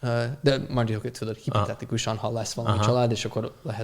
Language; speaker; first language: Hungarian; non-native, fluent; English